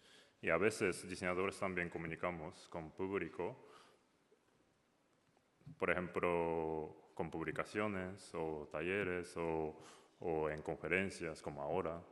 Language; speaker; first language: Spanish; non-native, learner; Japanese